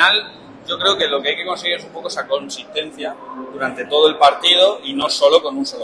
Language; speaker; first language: Spanish; native; Spanish